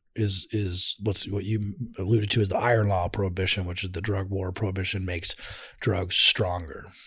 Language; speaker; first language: English; native; English